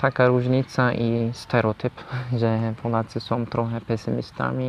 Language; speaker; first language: Polish; non-native, learner; Turkish